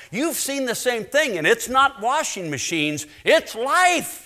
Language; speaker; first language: English; native; English